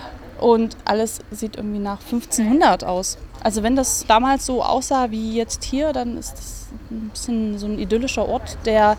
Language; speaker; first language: German; native; German